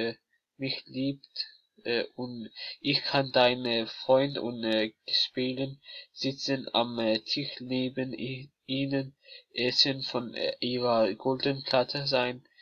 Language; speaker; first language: German; non-native, learner; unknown